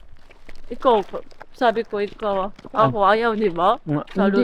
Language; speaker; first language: Filipino; non-native, learner; Japanese